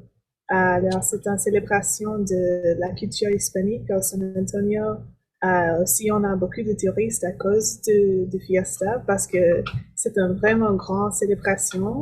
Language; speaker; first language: French; non-native, learner; English